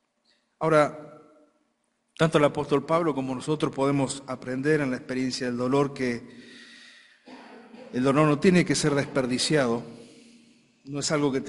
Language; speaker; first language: Spanish; native; Spanish